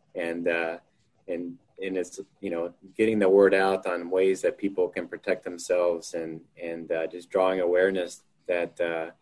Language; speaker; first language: English; native; English